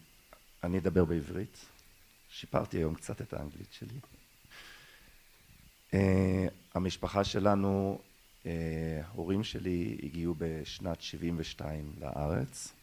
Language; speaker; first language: Hebrew; non-native, local second language; German